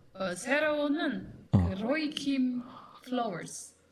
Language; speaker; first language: Korean; non-native, learner; Indonesian